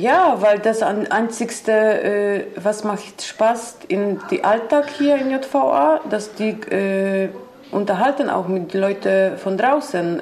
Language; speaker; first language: German; non-native, learner; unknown